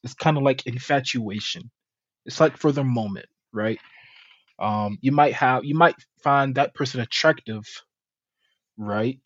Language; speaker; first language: English; native; English